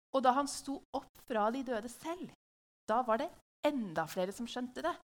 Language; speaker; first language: Norwegian; native; Norwegian